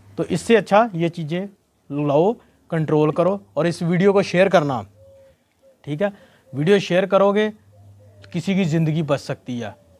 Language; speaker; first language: Hindi; non-native, local second language; Punjabi